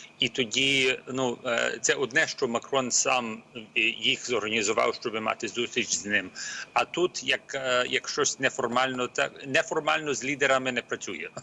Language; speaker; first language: Ukrainian; early bilingual, heritage; Ukrainian